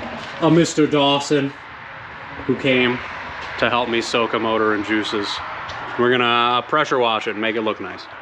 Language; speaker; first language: English; native; English